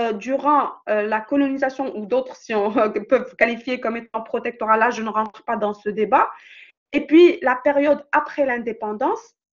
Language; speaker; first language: French; non-native, local second language; Arabic